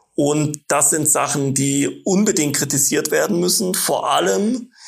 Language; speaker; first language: German; native; German